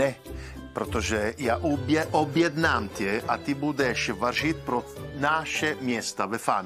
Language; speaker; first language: Czech; non-native, learner; Italian